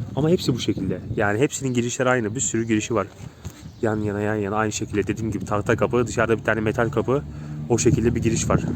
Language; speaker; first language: Turkish; native; Turkish